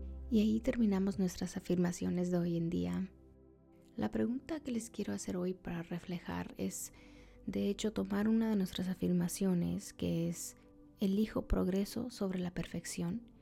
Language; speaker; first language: Spanish; early bilingual, heritage; Spanish